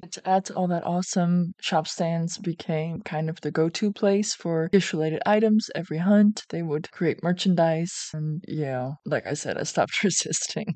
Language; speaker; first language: English; non-native, fluent; Dutch